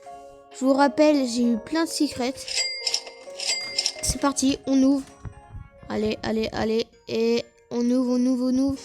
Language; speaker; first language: French; native; French